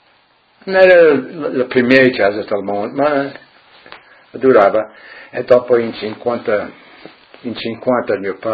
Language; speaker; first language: Italian; early bilingual, heritage; Friulian